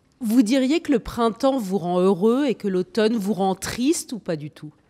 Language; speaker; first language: French; native; French